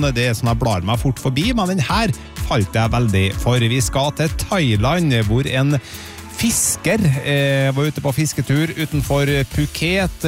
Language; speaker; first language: Norwegian; native; Norwegian